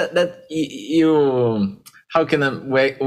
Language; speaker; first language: English; non-native, fluent; Portuguese